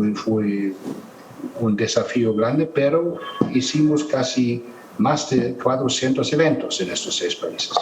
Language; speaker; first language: Spanish; non-native, fluent; German